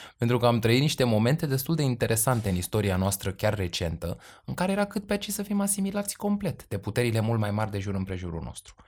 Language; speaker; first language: Romanian; native; Romanian